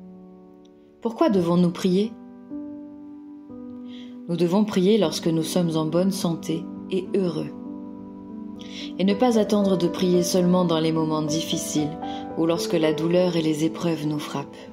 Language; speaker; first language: French; native; French